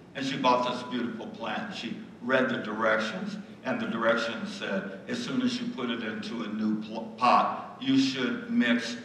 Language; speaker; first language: English; native; English